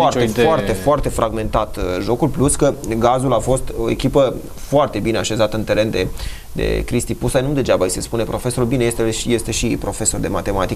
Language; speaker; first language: Romanian; native; Romanian